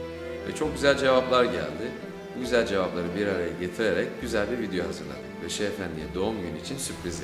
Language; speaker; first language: Turkish; native; Turkish